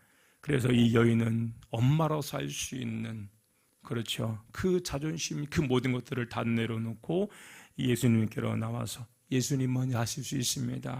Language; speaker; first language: Korean; native; Korean